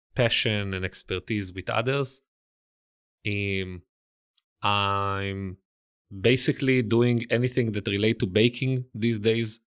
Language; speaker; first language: English; non-native, fluent; Hebrew